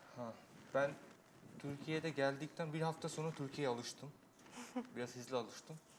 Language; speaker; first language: Turkish; non-native, fluent; Bangla